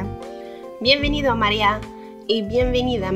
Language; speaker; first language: Spanish; non-native, fluent; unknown